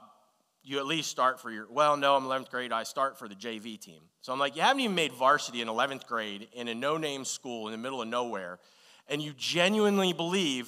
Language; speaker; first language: English; native; English